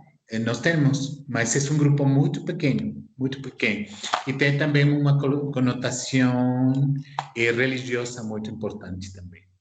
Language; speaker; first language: Portuguese; non-native, fluent; Spanish